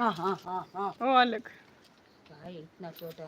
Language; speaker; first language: Hindi; non-native, local second language; Marathi